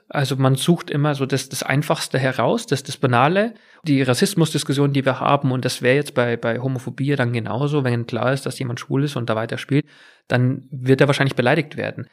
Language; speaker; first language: German; native; German